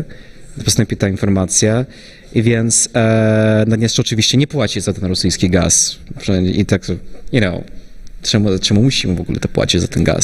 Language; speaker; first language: Polish; non-native, fluent; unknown